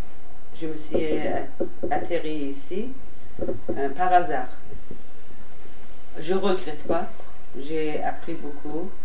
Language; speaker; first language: French; non-native, fluent; Persian